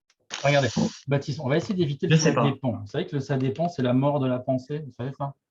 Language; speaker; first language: French; native; French